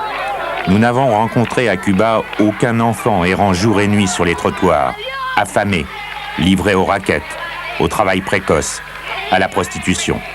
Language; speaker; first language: French; native; French